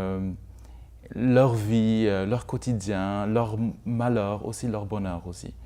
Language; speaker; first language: French; non-native, local second language; Arabic